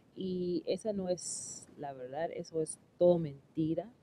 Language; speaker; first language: Spanish; non-native, learner; English